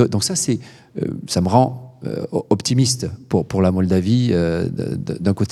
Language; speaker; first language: French; native; French